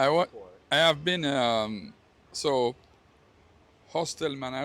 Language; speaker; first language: English; non-native, learner; French